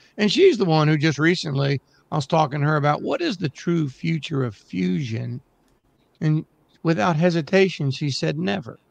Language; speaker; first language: English; native; English